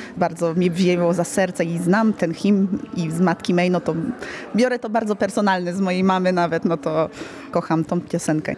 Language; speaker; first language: Polish; early bilingual, heritage; Polish